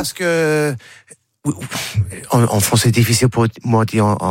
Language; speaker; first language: French; non-native, learner; English